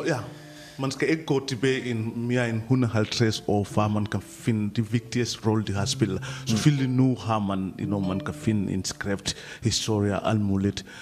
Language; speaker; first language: Danish; non-native, fluent; Mandingo